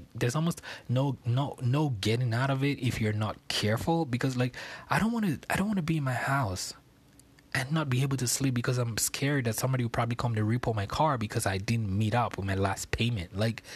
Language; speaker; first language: English; non-native, local second language; Yoruba